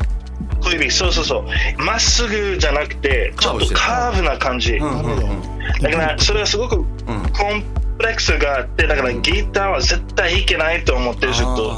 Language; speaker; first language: Japanese; non-native, fluent; English